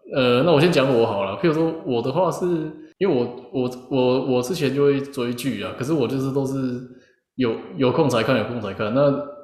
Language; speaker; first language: Chinese; native; Chinese